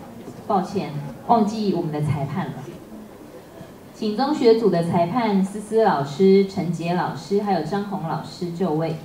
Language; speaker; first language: Chinese; native; Chinese